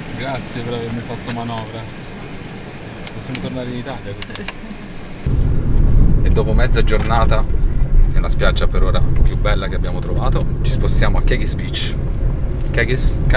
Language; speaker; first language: Italian; native; Italian